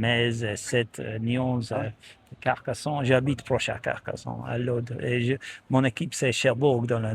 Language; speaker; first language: French; non-native, learner; English